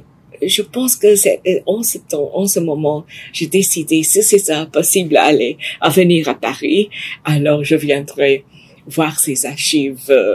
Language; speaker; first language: French; non-native, fluent; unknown